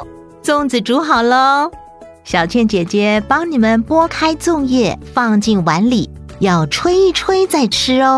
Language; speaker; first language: Chinese; native; Chinese